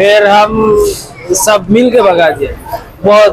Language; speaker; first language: Hindi; non-native, learner; Bangla